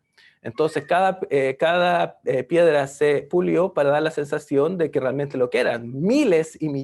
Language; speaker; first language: Spanish; native; Spanish